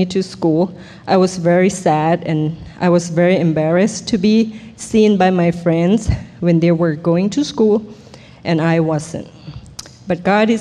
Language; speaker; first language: English; non-native, fluent; Thai